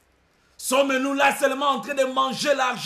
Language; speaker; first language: French; non-native, local second language; Lingala